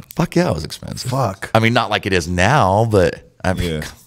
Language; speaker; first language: English; native; English